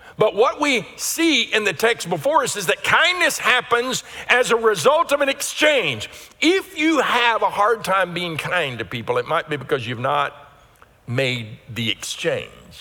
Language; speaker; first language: English; native; English